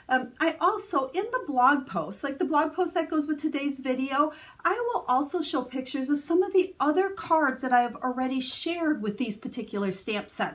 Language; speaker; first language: English; native; English